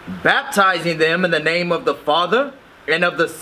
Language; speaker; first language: English; native; English